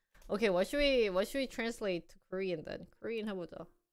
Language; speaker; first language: English; non-native, fluent; Korean